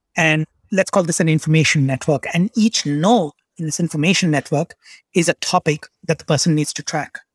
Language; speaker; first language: English; non-native, local second language; Bangla